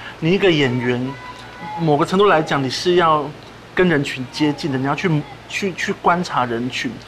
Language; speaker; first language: Chinese; native; Chinese